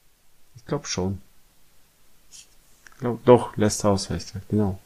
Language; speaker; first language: German; non-native, fluent; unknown